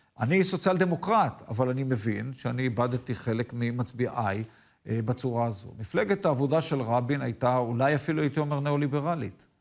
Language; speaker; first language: Hebrew; native; Hebrew